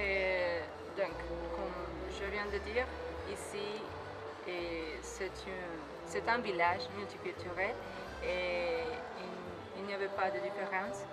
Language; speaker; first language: French; non-native, learner; Spanish